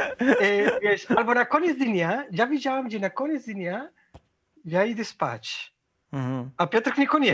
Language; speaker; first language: Polish; non-native, fluent; Spanish